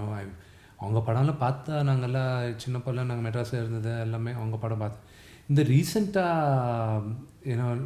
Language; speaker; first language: Tamil; non-native, local second language; Telugu